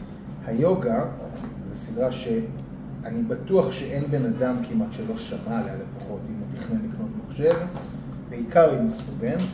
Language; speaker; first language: Hebrew; native; Hebrew